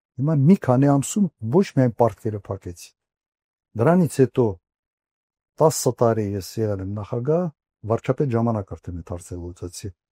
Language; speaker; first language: Armenian; native; Armenian